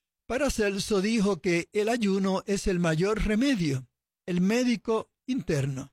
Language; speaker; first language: Spanish; native; Spanish